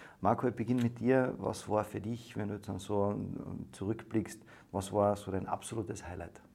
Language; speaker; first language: German; native; German